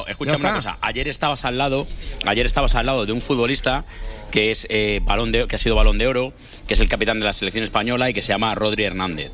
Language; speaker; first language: Spanish; native; Spanish